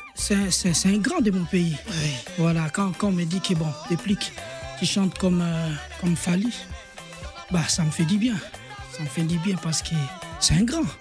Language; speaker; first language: French; non-native, local second language; Lingala